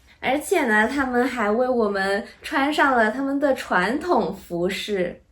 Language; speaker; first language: Chinese; native; Chinese